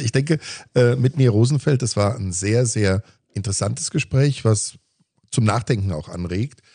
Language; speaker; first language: German; native; German